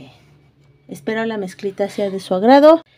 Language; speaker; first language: Spanish; native; Spanish